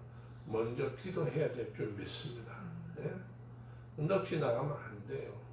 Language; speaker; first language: Korean; native; Korean